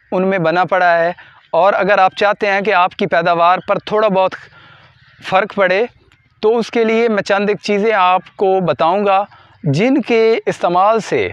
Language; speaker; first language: Urdu; non-native, local second language; Punjabi